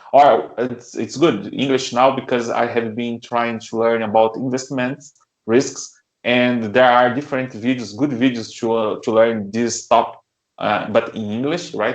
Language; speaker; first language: English; non-native, learner; Portuguese